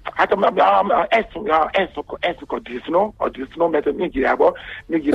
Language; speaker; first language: Hungarian; non-native, learner; Yoruba